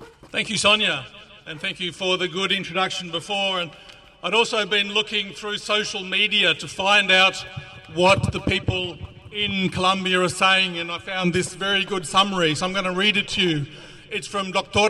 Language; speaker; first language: English; native; English